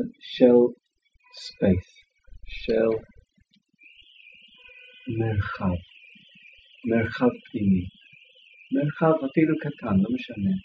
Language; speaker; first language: Hebrew; non-native, fluent; English